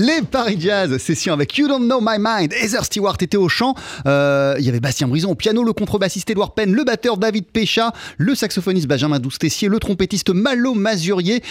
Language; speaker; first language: French; native; French